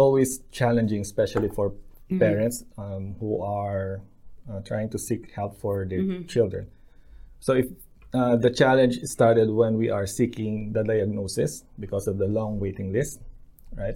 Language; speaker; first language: English; non-native, local second language; Filipino